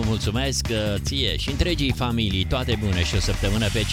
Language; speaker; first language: Romanian; native; Romanian